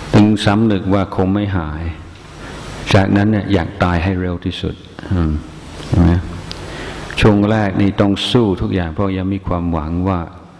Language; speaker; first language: Thai; non-native, fluent; English